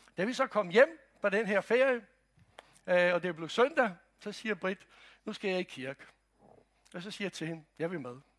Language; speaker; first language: Danish; non-native, fluent; Croatian